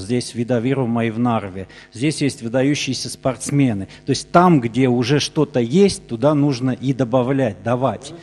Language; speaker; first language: Russian; native; Russian